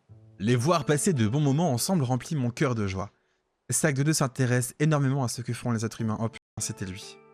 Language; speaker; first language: French; native; French